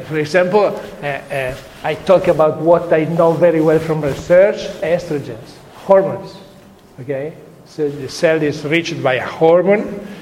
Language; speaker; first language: English; non-native, fluent; Italian